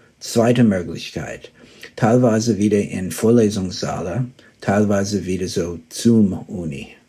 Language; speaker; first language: German; early bilingual, heritage; German